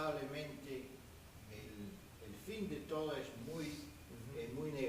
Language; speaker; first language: Spanish; non-native, fluent; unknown